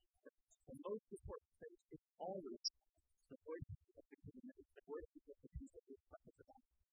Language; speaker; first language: English; native; English